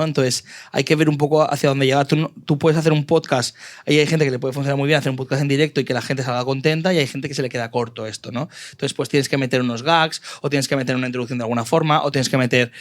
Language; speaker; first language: Spanish; native; Spanish